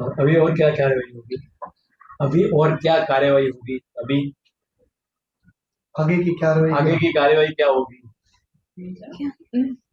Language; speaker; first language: Hindi; non-native, local second language; Gujarati